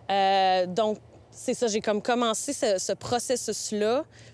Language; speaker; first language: French; native; French